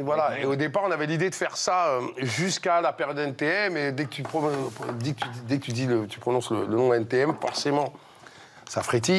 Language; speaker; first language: French; native; French